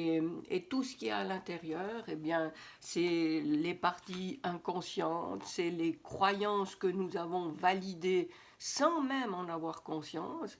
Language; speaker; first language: French; native; French